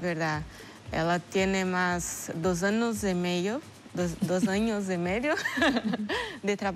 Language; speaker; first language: Spanish; non-native, learner; Portuguese